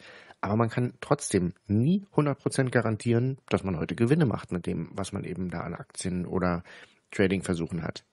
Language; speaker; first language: German; native; German